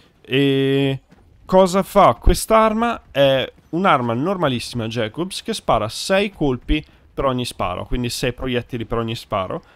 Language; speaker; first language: Italian; native; Italian